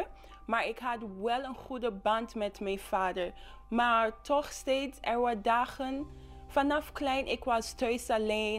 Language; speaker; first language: Dutch; non-native, local second language; English